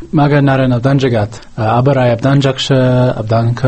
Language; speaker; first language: Kyrgyz; non-native, learner; English